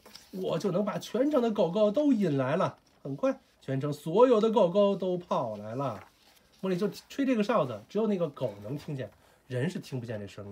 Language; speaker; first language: Chinese; native; Chinese